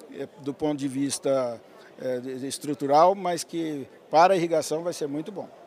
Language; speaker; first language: Portuguese; native; Portuguese